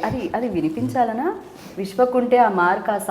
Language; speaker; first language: Telugu; native; Telugu